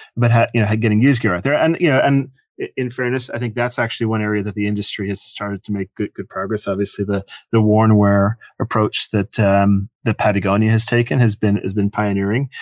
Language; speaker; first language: English; native; English